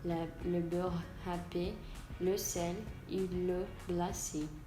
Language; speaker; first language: French; non-native, learner; Portuguese